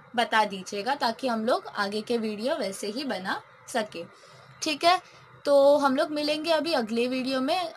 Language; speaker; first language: Hindi; non-native, local second language; Marathi